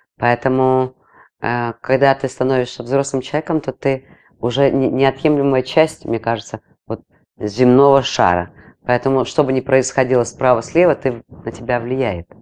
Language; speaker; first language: Russian; non-native, local second language; Latvian